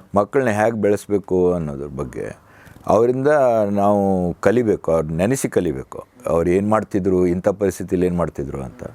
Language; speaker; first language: Kannada; native; Kannada